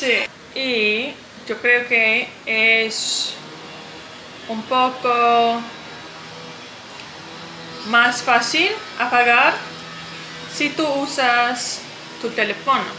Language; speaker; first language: Spanish; non-native, learner; English